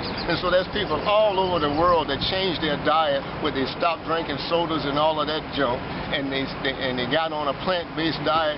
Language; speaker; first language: English; native; English